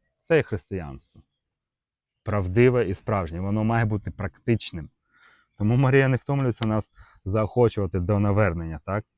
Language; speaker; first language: Ukrainian; non-native, local second language; Russian